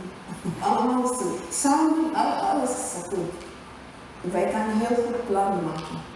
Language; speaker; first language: Dutch; non-native, learner; Arabic